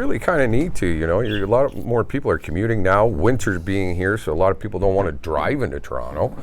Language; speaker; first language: English; native; English